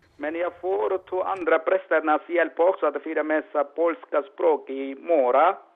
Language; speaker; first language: Swedish; non-native, learner; Malayalam